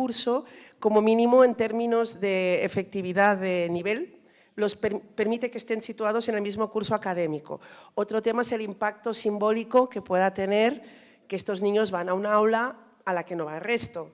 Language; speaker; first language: Spanish; native; Spanish